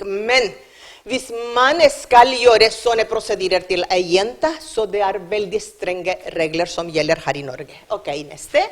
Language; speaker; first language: Norwegian; non-native, learner; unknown